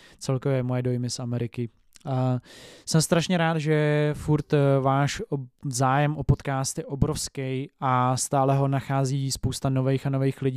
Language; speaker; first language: Czech; native; Czech